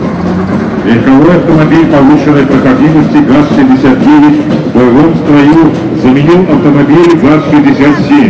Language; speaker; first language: Russian; native; Russian